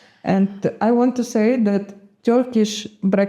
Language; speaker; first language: English; non-native, fluent; Gagauz